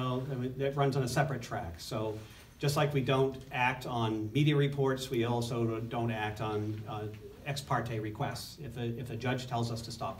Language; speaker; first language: English; native; English